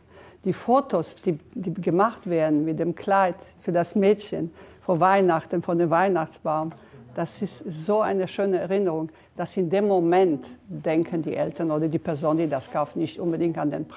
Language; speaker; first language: German; non-native, fluent; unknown